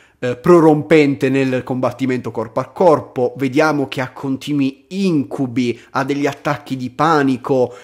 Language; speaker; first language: Italian; native; Italian